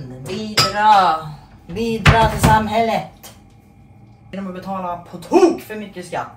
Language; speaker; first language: Swedish; native; Swedish